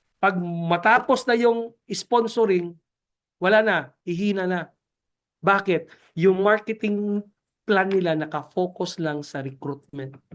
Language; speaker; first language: Filipino; non-native, local second language; Cebuano